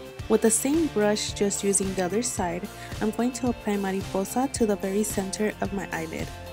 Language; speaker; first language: English; early bilingual, other home language; Spanish